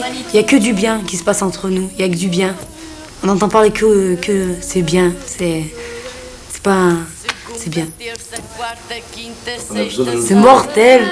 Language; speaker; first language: French; native; French